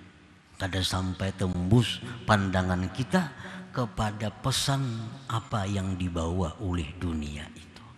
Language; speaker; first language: Indonesian; non-native, local second language; Banjar